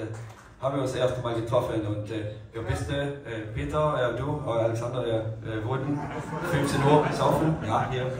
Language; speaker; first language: German; non-native, fluent; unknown